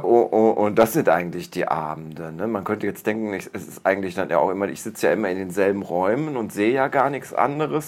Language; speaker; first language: German; native; German